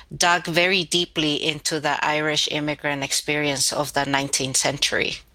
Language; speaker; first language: English; early bilingual, other home language; Spanish